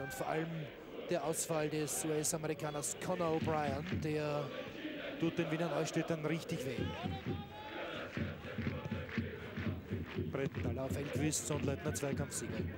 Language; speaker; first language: German; native; German